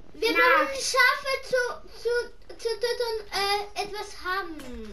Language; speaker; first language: German; non-native, learner; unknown